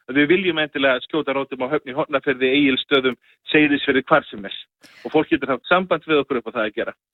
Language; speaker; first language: Icelandic; native; Icelandic